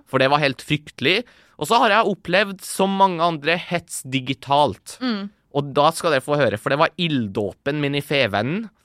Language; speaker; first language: Norwegian; early bilingual, other home language; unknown